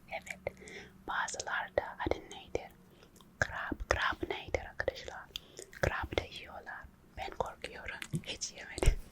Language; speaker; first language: Turkish; non-native, local second language; English